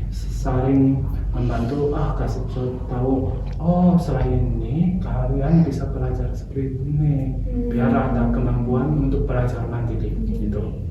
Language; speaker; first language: Indonesian; non-native, fluent; Chinese